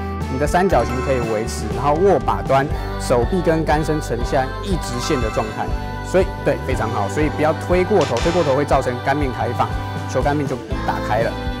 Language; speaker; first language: Chinese; native; Chinese